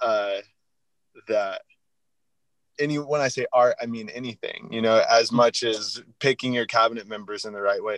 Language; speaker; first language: English; native; English